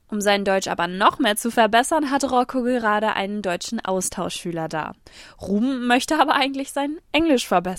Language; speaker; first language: German; native; German